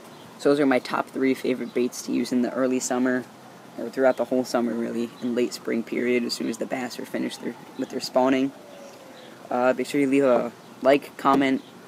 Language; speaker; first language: English; native; English